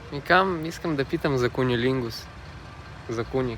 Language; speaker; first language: Bulgarian; non-native, learner; Russian